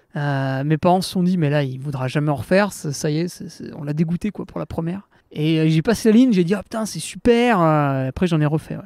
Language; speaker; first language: French; native; French